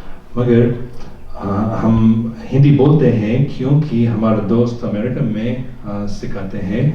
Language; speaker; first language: Hindi; non-native, learner; English